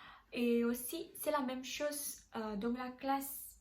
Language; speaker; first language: French; non-native, learner; Indonesian